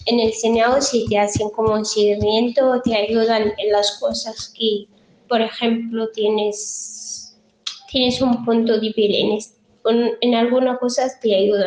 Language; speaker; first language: Spanish; non-native, fluent; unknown